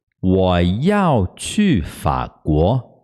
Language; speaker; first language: Chinese; non-native, fluent; Portuguese